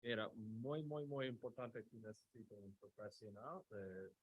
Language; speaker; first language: Spanish; non-native, learner; English